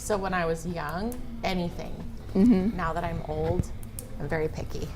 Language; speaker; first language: English; native; English